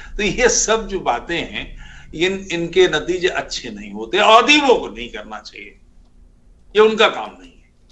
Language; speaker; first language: Urdu; native; Urdu